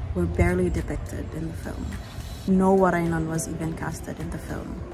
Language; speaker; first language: English; non-native, local second language; Waray